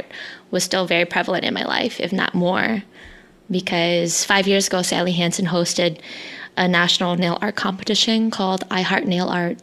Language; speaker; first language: English; early bilingual, other home language; Hmong